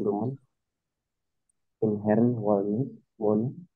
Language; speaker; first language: German; non-native, learner; Indonesian